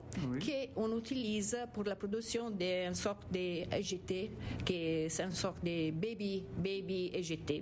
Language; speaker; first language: French; non-native, fluent; Italian